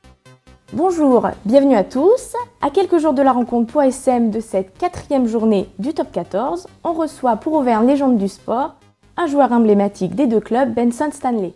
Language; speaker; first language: French; native; French